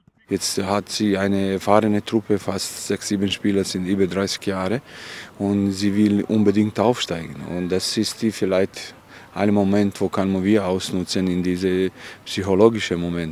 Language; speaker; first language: German; non-native, learner; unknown